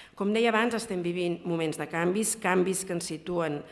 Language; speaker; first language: Catalan; native; Catalan